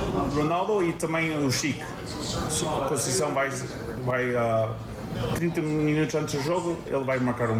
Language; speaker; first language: Portuguese; early bilingual, heritage; Portuguese